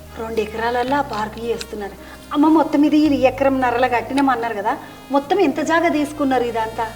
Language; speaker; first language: Telugu; native; Telugu